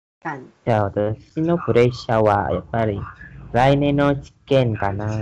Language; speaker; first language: Japanese; non-native, learner; Chinese